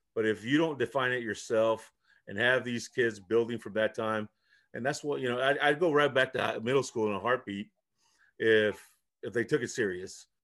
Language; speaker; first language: English; early bilingual, other home language; Spanish